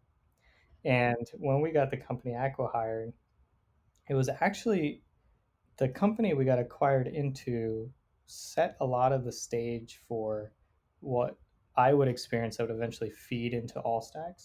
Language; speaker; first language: English; native; English